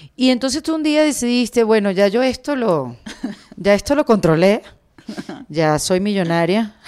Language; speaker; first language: Spanish; native; Spanish